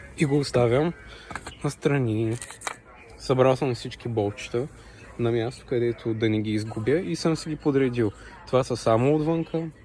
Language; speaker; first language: Bulgarian; native; Bulgarian